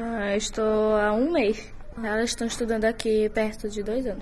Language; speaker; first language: Portuguese; early bilingual, other home language; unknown